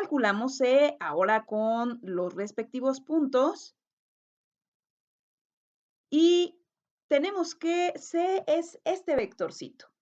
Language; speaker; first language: Spanish; native; Spanish